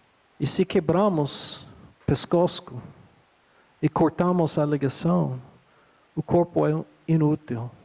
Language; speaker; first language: Portuguese; non-native, fluent; English